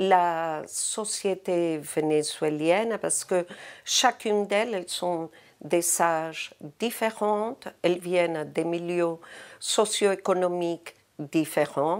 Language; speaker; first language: French; non-native, fluent; Spanish